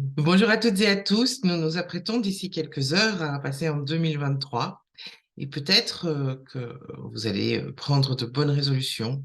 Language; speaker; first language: French; native; French